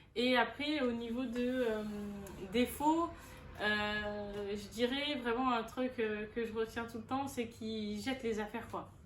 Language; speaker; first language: French; native; French